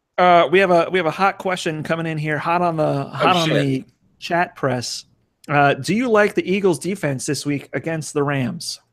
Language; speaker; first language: English; native; English